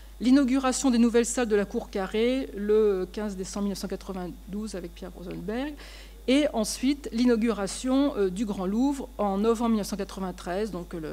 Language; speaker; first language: French; native; French